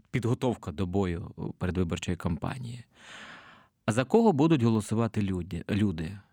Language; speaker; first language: Ukrainian; native; Ukrainian